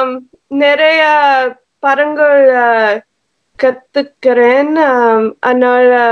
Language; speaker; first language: Tamil; non-native, learner; English